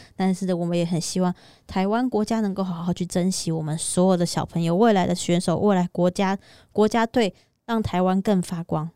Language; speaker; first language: Chinese; native; Chinese